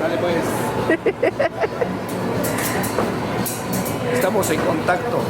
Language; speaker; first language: Spanish; native; Spanish